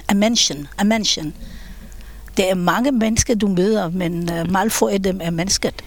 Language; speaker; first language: Danish; non-native, fluent; Hebrew